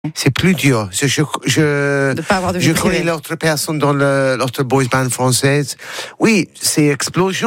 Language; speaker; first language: French; non-native, learner; English